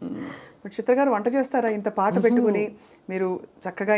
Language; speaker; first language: Telugu; native; Telugu